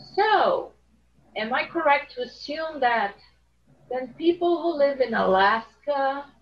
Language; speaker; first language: English; non-native, fluent; Portuguese